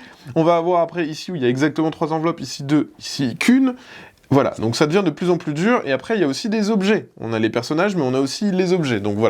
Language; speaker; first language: French; native; French